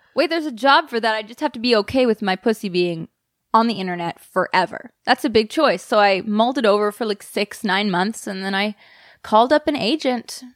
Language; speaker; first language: English; native; English